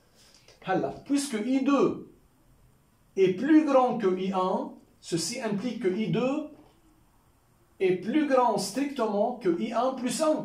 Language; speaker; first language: French; non-native, local second language; Arabic